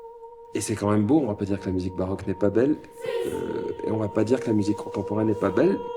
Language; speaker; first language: French; native; French